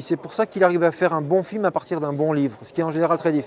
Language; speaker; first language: French; non-native, local second language; Arabic